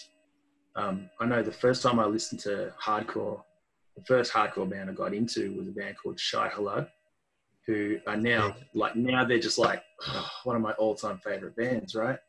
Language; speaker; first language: English; native; English